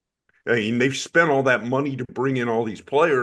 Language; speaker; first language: English; native; English